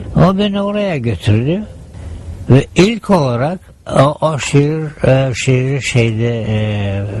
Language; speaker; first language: Turkish; non-native, fluent; Ukrainian